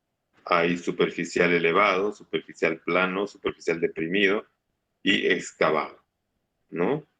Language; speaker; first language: Spanish; native; Spanish